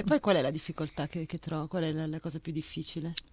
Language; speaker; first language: Italian; native; Italian